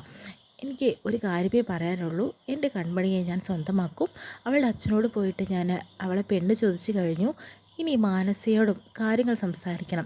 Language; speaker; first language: Malayalam; native; Malayalam